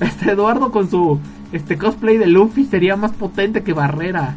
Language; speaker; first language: Spanish; native; Spanish